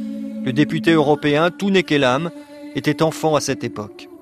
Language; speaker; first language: French; native; French